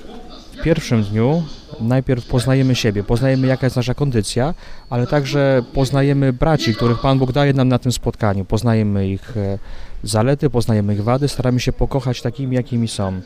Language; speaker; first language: Polish; native; Polish